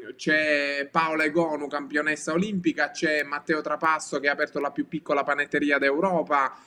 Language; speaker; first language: Italian; native; Italian